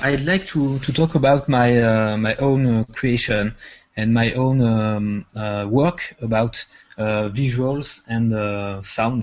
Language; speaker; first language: English; non-native, fluent; French